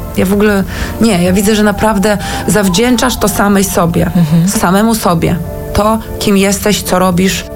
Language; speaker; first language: Polish; early bilingual, heritage; Polish